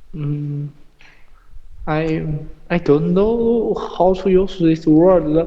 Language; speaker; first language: English; non-native, learner; Chinese